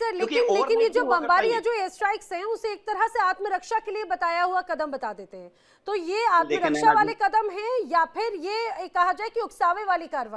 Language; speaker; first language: Hindi; native; Hindi